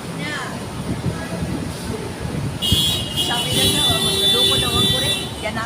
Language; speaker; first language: Filipino; non-native, local second language; Cebuano